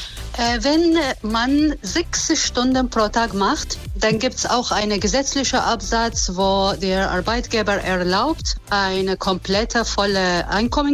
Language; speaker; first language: German; non-native, learner; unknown